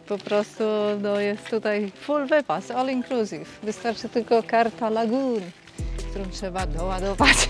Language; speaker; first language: Polish; native; Polish